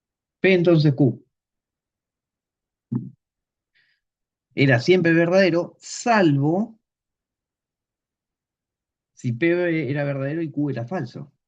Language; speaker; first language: Spanish; native; Spanish